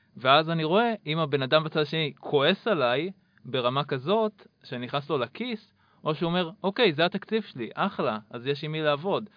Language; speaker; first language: Hebrew; native; Hebrew